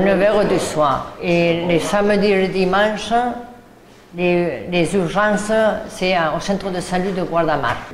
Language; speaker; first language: French; non-native, learner; Spanish